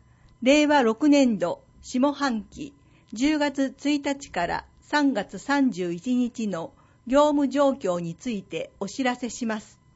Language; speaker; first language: Japanese; native; Japanese